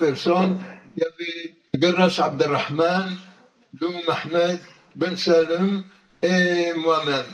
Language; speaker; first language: French; non-native, local second language; Arabic